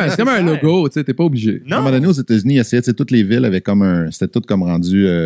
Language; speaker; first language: French; native; French